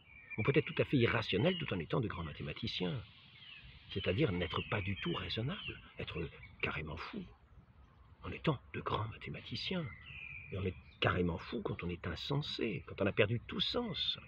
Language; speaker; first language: French; native; French